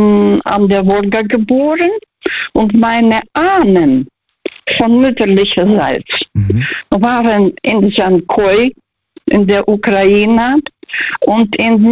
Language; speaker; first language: German; early bilingual, heritage; German